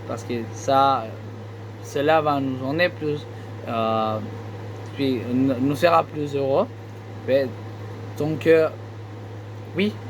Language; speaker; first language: French; non-native, learner; Spanish